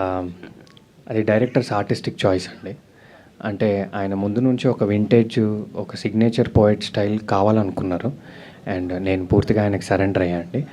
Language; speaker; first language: Telugu; native; Telugu